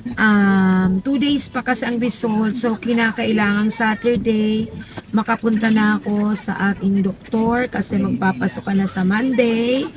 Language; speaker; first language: Filipino; native; Filipino